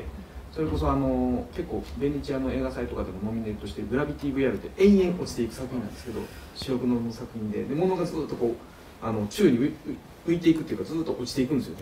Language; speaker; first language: Japanese; native; Japanese